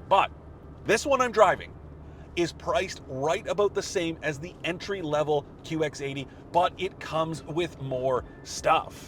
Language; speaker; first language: English; native; English